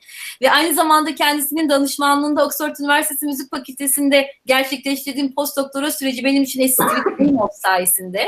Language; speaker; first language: Turkish; native; Turkish